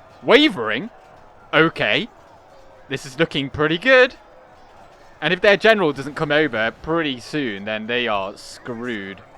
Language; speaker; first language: English; native; English